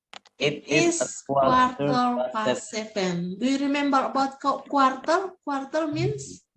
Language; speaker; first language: English; non-native, learner; Indonesian